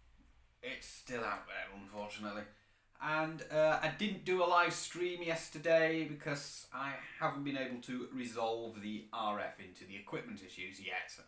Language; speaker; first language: English; native; English